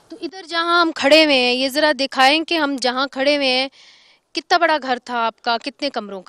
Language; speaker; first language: Urdu; native; Urdu